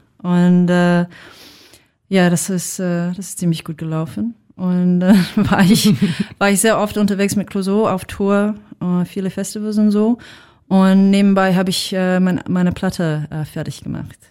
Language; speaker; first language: German; non-native, fluent; English